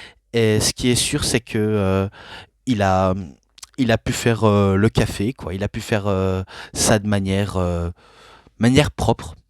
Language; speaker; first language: French; native; French